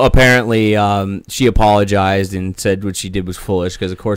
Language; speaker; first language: English; native; English